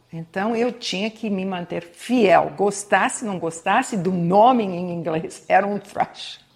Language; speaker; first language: Portuguese; non-native, fluent; English